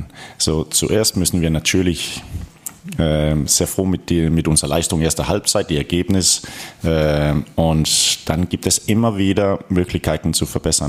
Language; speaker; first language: German; non-native, fluent; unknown